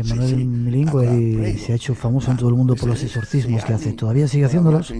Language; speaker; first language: Spanish; native; Spanish